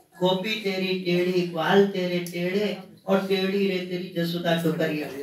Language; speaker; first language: Hindi; native; Hindi